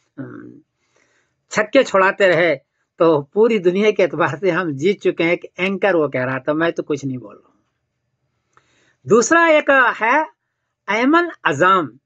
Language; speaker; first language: Urdu; native; Urdu